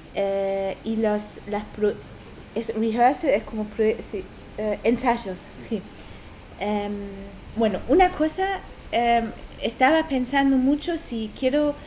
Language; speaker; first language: Spanish; non-native, fluent; German